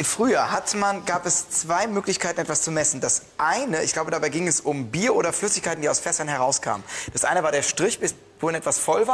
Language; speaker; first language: German; native; German